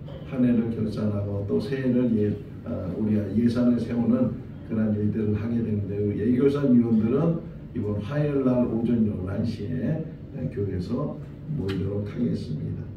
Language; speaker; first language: Korean; native; Korean